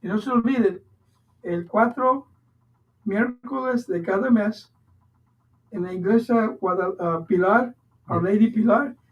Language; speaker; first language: Spanish; early bilingual, other home language; English